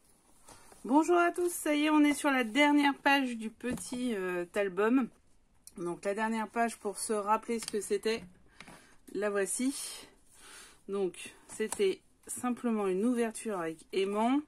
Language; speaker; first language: French; native; French